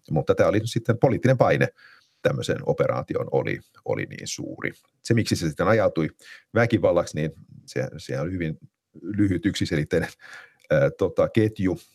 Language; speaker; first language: Finnish; native; Finnish